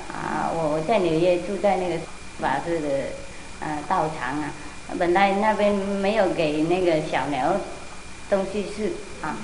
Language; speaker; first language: Chinese; non-native, fluent; Vietnamese